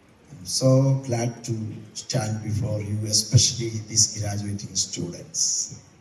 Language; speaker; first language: English; non-native, local second language; Malayalam